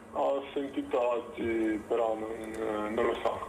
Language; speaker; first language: Italian; native; Italian